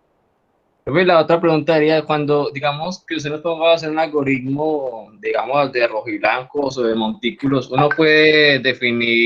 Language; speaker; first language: Spanish; native; Spanish